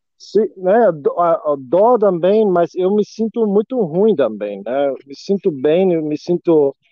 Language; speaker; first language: Portuguese; non-native, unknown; German